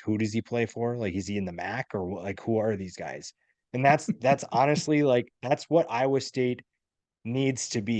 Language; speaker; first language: English; native; English